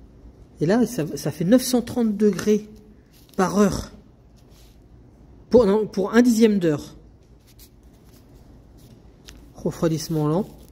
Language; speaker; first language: French; native; French